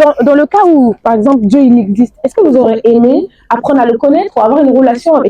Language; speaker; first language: French; native; French